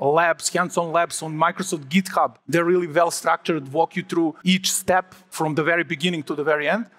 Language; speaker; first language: English; non-native, fluent; Serbian